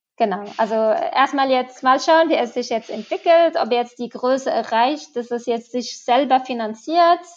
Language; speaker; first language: German; non-native, fluent; Arabic